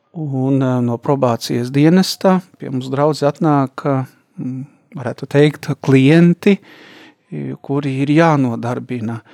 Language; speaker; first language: Latvian; native; Latvian